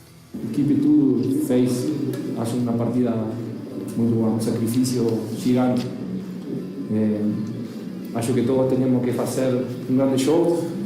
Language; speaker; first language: Portuguese; non-native, learner; Spanish